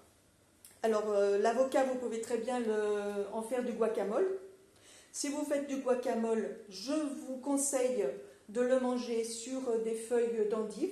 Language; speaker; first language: French; native; French